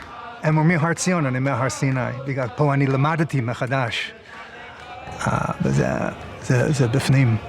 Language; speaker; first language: Hebrew; non-native, learner; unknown